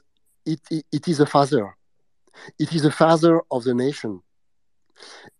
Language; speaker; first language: English; non-native, fluent; French